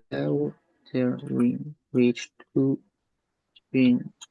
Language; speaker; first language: English; non-native, learner; Chinese